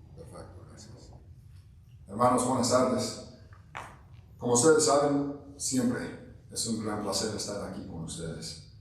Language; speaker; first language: Spanish; non-native, fluent; English